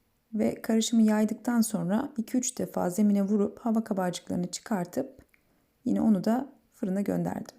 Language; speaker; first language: Turkish; native; Turkish